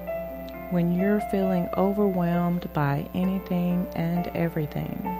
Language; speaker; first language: English; native; English